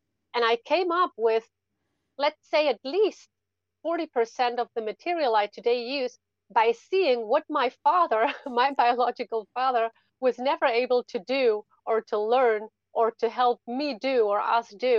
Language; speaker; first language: English; non-native, fluent; German